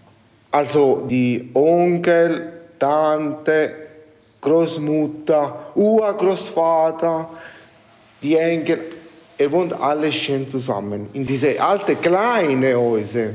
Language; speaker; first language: German; non-native, learner; Italian